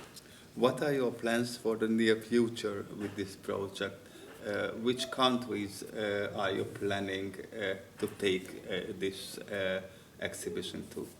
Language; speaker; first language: English; non-native, fluent; Hungarian